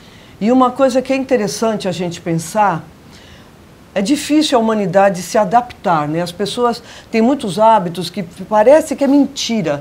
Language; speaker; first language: Portuguese; native; Portuguese